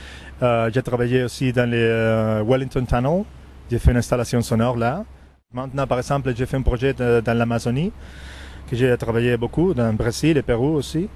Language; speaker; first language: French; non-native, fluent; Spanish